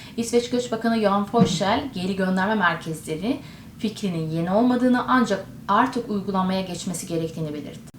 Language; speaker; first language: Turkish; native; Turkish